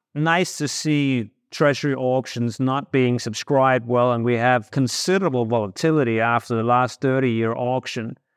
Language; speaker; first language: English; non-native, fluent; Danish